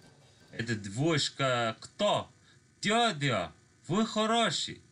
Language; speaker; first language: Russian; non-native, learner; English